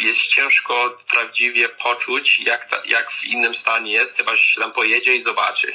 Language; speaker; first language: Polish; early bilingual, heritage; Polish